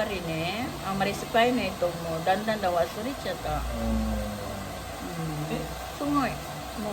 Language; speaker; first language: Japanese; non-native, learner; Filipino